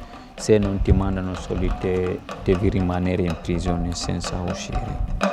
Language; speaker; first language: Italian; non-native, fluent; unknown